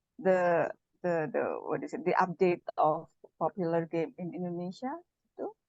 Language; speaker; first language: English; non-native, learner; Indonesian